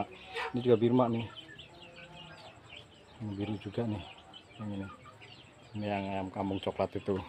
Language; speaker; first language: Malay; non-native, local second language; Javanese